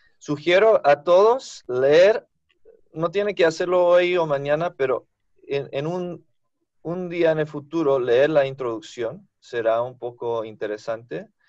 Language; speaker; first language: Spanish; non-native, fluent; English